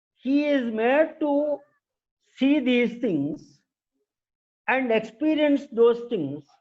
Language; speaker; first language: English; non-native, local second language; Telugu